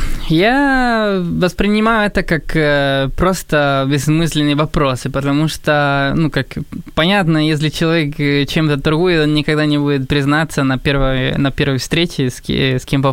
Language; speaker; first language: Russian; non-native, fluent; Spanish